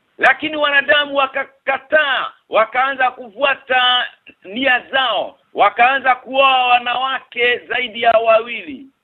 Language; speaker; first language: Swahili; native; Swahili